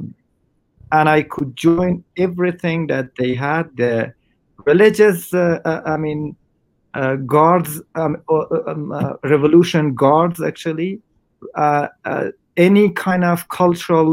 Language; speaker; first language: English; non-native, fluent; Persian